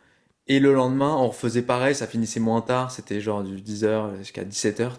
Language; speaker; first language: French; native; French